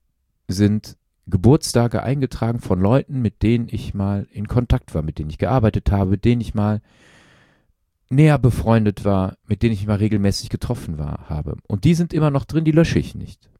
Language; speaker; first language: German; native; German